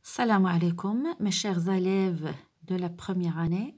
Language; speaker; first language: French; non-native, local second language; Arabic